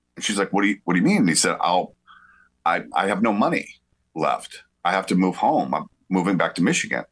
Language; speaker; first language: English; native; English